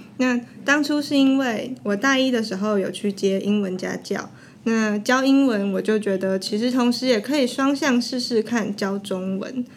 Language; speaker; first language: Chinese; native; Chinese